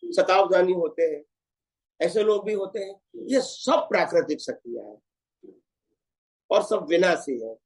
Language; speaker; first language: Hindi; non-native, local second language; Gujarati